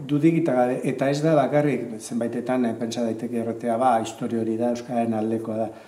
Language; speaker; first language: Basque; non-native, local second language; Spanish